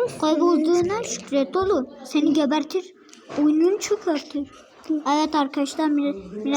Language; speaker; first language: Turkish; native; Turkish